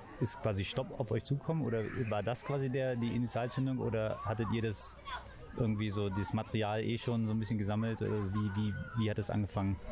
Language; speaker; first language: German; native; German